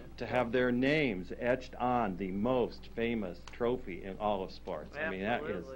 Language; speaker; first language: English; native; English